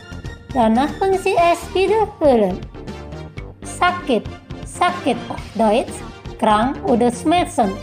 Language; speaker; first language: German; non-native, fluent; Indonesian